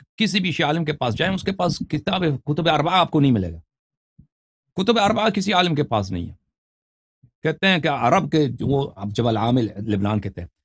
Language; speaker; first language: Urdu; non-native, fluent; Persian